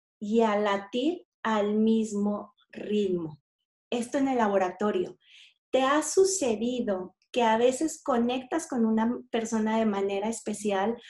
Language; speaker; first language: Spanish; native; Spanish